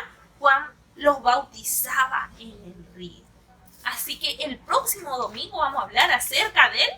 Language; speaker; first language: Spanish; native; Spanish